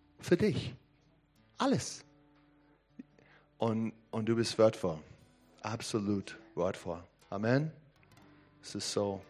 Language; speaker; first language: German; non-native, fluent; English